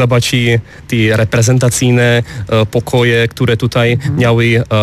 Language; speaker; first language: Polish; non-native, learner; Czech